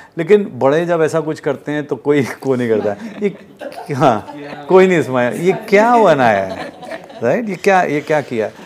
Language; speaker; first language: Hindi; native; Hindi